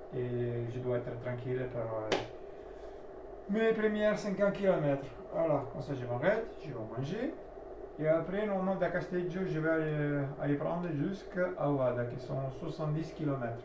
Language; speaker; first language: French; non-native, learner; Italian